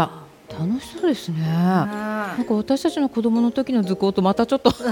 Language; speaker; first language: Japanese; native; Japanese